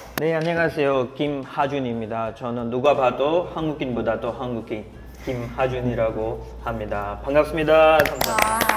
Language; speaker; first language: Korean; non-native, fluent; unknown